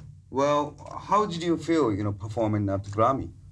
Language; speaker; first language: English; non-native, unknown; Japanese